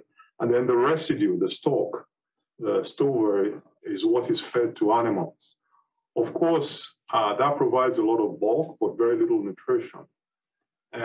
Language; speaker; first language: English; non-native, local second language; Yoruba